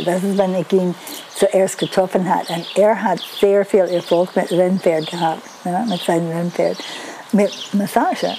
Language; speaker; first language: German; non-native, learner; English